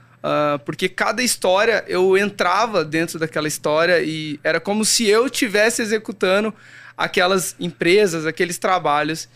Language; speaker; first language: Portuguese; native; Portuguese